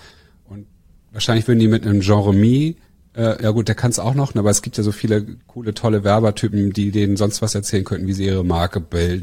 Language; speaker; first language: German; native; German